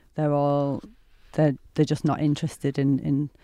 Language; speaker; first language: English; native; English